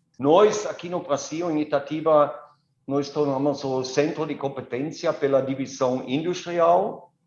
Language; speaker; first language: Portuguese; non-native, fluent; German